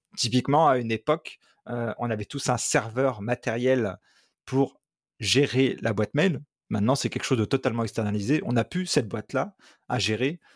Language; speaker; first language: French; native; French